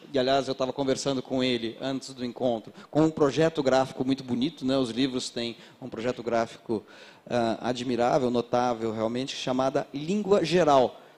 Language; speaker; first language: Portuguese; native; Portuguese